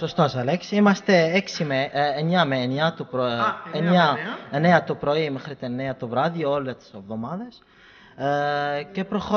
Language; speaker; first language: Greek; non-native, fluent; Arabic